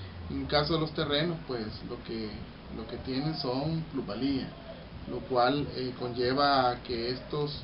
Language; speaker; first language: Spanish; native; Spanish